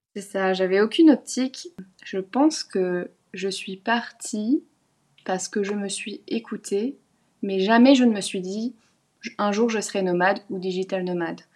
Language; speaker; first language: French; native; French